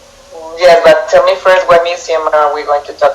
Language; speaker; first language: English; non-native, fluent; Spanish